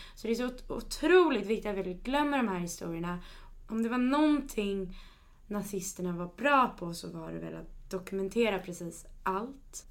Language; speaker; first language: Swedish; native; Swedish